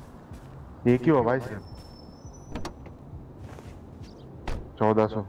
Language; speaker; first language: Hindi; native; Hindi